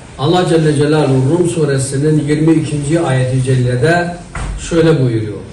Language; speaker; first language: Turkish; non-native, local second language; Zaza